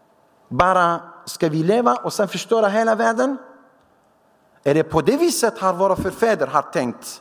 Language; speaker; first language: Swedish; non-native, fluent; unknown